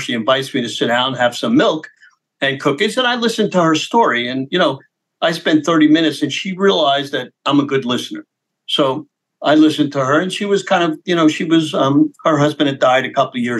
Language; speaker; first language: English; native; English